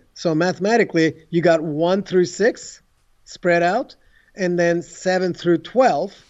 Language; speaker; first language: English; non-native, fluent; Turkish